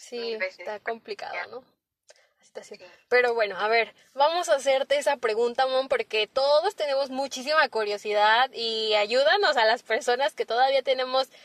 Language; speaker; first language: Spanish; native; Spanish